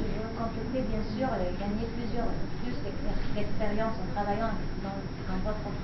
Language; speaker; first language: French; non-native, learner; Arabic